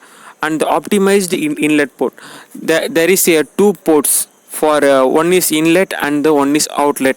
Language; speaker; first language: English; non-native, local second language; Tamil